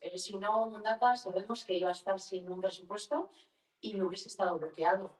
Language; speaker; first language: Spanish; non-native, local second language; Basque